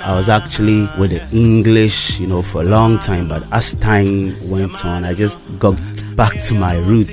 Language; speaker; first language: English; non-native, local second language; Akan